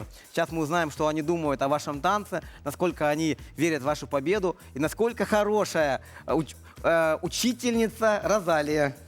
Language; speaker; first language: Russian; native; Russian